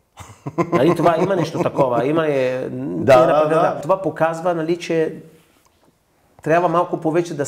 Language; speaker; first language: Bulgarian; non-native, fluent; Italian